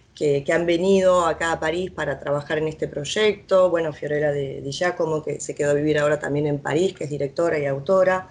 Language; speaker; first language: Spanish; native; Spanish